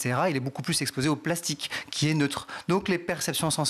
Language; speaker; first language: French; native; French